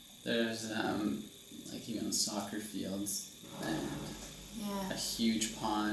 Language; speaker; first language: English; native; English